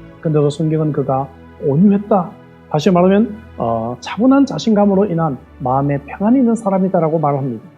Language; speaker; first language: Korean; native; Korean